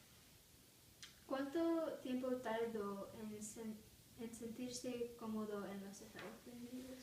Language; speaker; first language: Spanish; non-native, learner; English